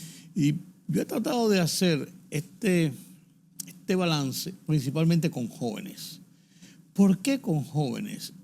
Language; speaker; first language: Spanish; native; Spanish